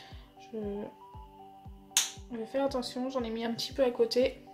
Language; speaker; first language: French; native; French